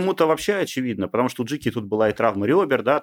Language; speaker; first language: Russian; native; Russian